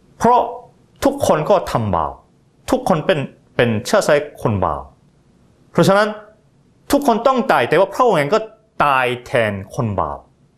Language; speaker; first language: Thai; non-native, fluent; Korean